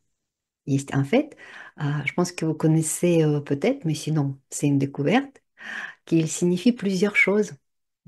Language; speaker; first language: French; non-native, fluent; Russian